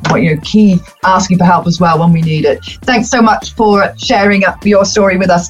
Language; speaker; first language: English; native; English